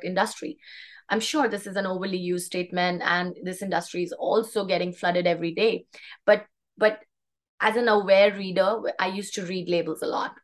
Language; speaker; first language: English; non-native, local second language; Hindi